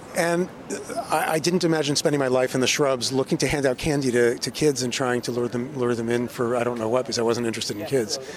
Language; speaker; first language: English; native; English